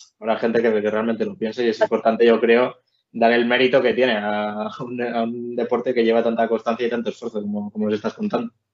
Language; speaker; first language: Spanish; native; Spanish